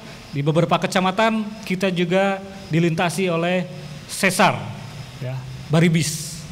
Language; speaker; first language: Indonesian; native; Indonesian